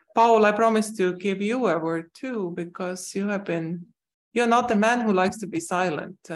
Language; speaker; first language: English; non-native, fluent; Estonian